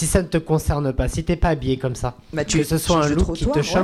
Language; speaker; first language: French; native; French